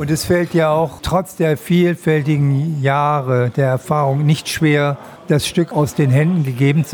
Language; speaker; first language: German; native; German